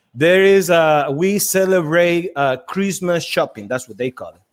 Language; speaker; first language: English; non-native, fluent; Spanish